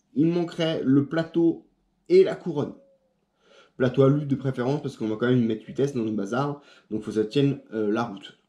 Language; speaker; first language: French; native; French